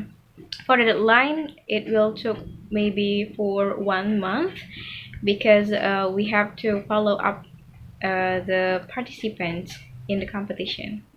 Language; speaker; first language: English; non-native, fluent; Indonesian